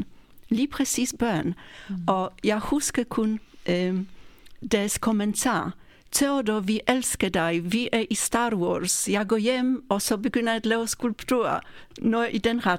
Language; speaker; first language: Danish; non-native, fluent; Polish